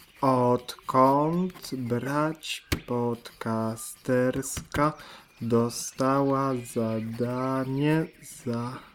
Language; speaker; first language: Polish; native; Polish